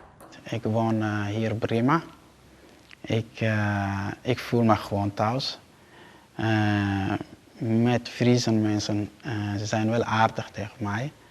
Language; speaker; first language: Dutch; non-native, learner; Somali